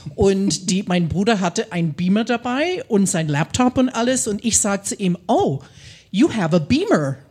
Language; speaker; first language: German; non-native, fluent; English